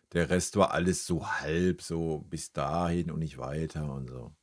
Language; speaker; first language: German; native; German